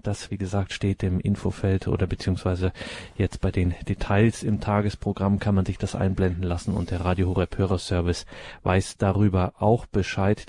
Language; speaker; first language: German; native; German